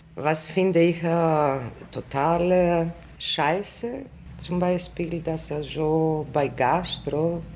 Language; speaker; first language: German; non-native, fluent; Greek